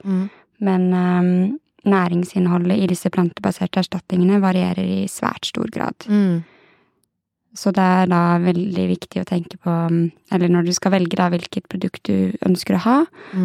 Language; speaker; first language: Norwegian; native; Norwegian